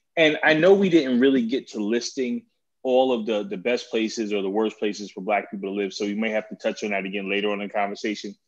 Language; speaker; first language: English; native; English